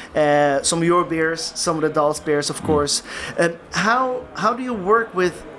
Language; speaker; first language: English; non-native, fluent; Norwegian